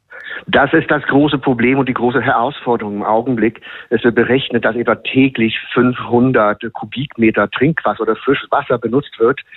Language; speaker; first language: German; non-native, fluent; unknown